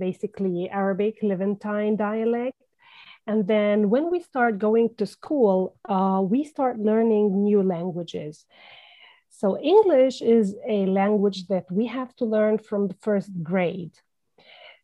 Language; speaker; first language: English; non-native, fluent; Arabic